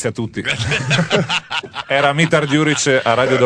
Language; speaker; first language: Italian; native; Italian